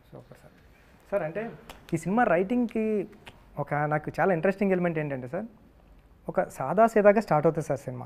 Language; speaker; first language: Telugu; native; Telugu